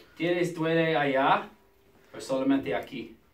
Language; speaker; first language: Spanish; non-native, learner; English